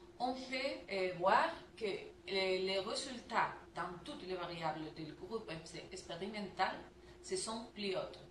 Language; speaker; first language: French; non-native, learner; Spanish